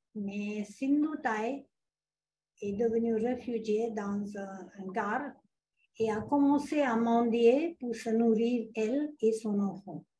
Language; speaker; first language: French; non-native, fluent; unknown